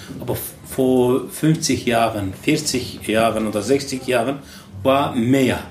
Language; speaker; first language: German; non-native, learner; Turkish